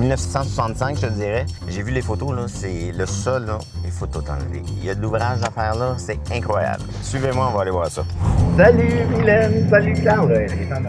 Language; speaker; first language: French; native; French